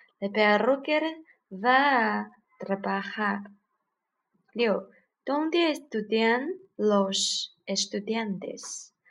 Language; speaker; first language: Spanish; non-native, learner; Chinese